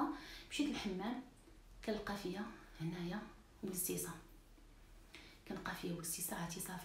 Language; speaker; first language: Arabic; native; Arabic